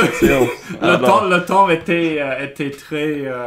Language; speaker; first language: French; non-native, learner; English